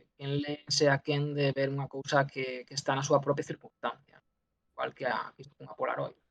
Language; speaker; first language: Galician; non-native, local second language; Spanish